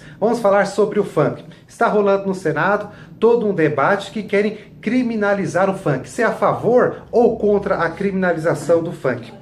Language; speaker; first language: Portuguese; native; Portuguese